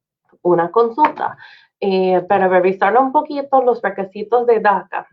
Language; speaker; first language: Spanish; non-native, fluent; English